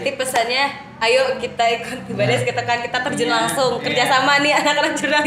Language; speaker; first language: Indonesian; native; Indonesian